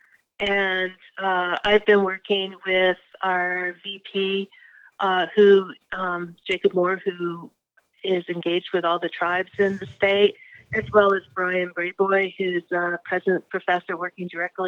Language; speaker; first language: English; native; English